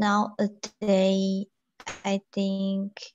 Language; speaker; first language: English; non-native, learner; Chinese